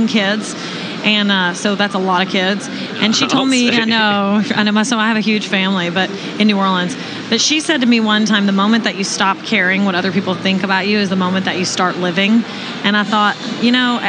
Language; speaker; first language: English; native; English